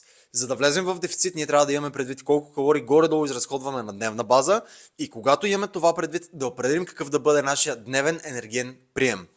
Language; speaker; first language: Bulgarian; native; Bulgarian